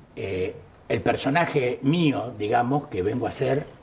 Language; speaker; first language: Spanish; native; Spanish